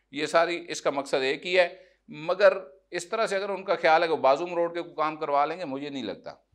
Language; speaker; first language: Urdu; non-native, local second language; Punjabi